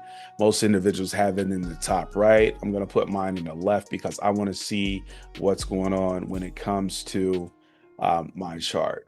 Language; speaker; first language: English; native; English